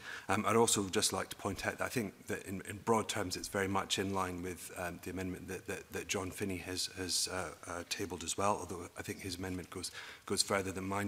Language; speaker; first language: English; native; English